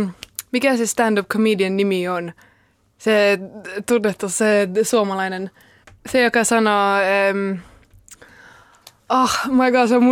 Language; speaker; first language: Finnish; early bilingual, heritage; Finnish